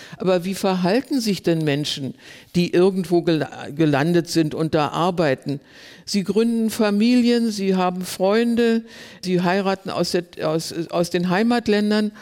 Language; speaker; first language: German; native; German